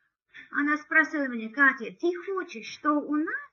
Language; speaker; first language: Russian; non-native, learner; English